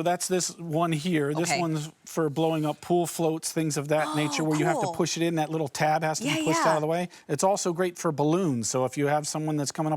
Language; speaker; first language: English; native; English